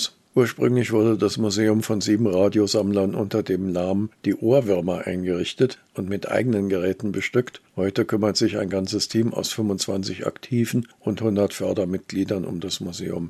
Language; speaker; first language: German; native; German